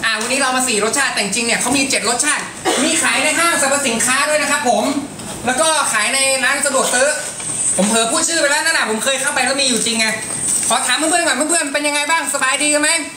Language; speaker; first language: Thai; native; Thai